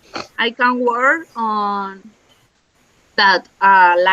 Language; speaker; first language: English; non-native, learner; Spanish